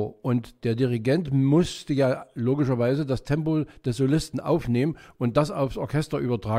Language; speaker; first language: German; native; German